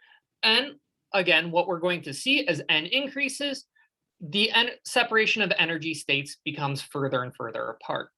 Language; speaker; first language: English; native; English